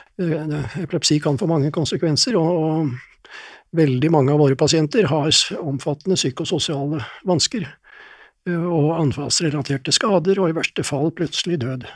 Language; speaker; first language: Norwegian; native; Norwegian